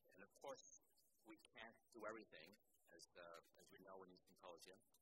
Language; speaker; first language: English; native; English